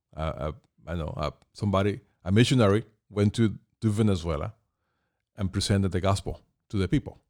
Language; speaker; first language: English; non-native, fluent; Spanish